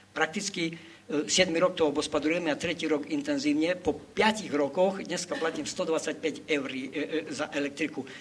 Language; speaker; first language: Slovak; native; Slovak